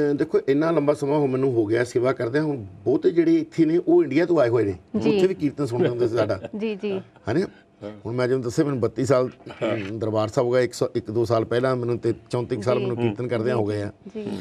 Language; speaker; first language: Punjabi; native; Punjabi